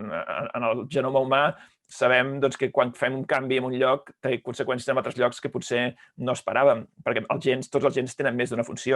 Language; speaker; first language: Catalan; native; Catalan